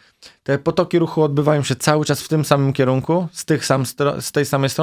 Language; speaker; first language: Polish; native; Polish